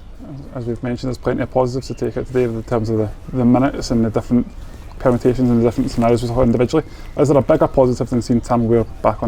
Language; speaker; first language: English; native; English